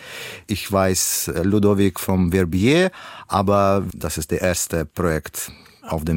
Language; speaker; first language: German; non-native, learner; Russian